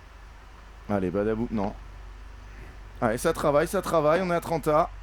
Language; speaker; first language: French; native; French